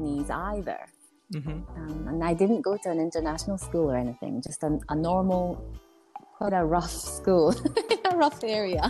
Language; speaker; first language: English; non-native, fluent; Japanese